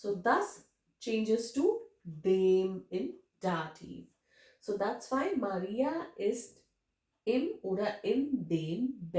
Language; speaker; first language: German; non-native, fluent; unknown